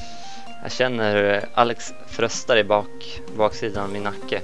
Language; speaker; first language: Swedish; native; Swedish